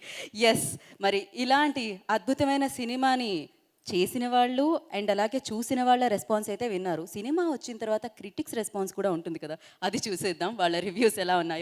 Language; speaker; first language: Telugu; native; Telugu